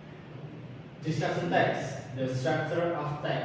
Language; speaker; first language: English; non-native, learner; Indonesian